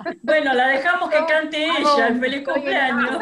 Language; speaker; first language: Spanish; native; Spanish